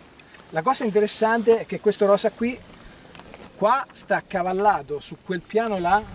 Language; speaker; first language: Italian; native; Italian